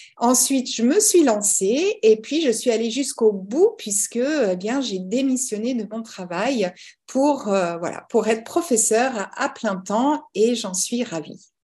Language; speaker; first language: French; early bilingual, other home language; English